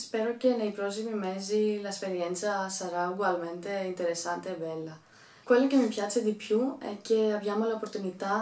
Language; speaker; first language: Italian; non-native, learner; Greek